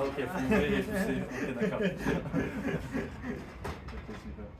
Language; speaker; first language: French; native; French